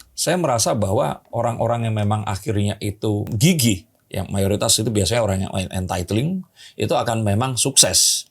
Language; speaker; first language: Indonesian; native; Indonesian